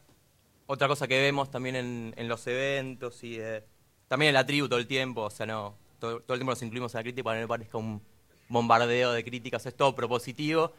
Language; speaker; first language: Spanish; native; Spanish